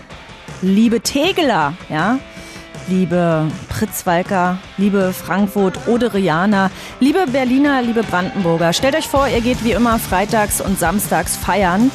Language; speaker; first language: German; native; German